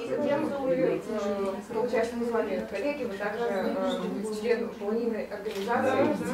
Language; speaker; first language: Russian; non-native, fluent; Polish